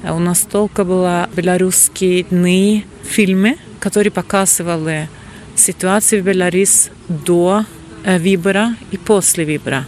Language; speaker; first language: Russian; non-native, fluent; Norwegian